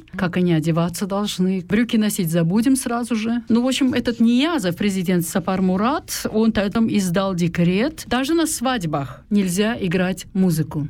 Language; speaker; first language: Russian; non-native, local second language; Kazakh